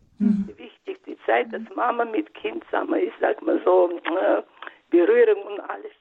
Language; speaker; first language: German; non-native, learner; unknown